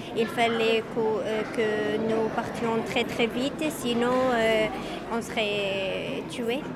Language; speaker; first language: French; non-native, fluent; Arabic